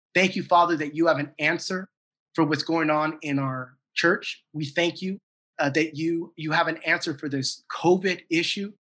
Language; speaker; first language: English; native; English